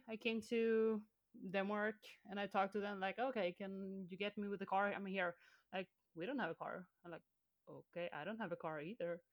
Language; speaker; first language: English; non-native, fluent; Swedish